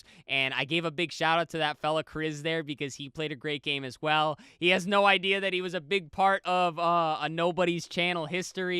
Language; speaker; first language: English; native; English